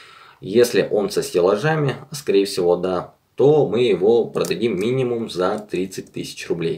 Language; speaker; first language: Russian; native; Russian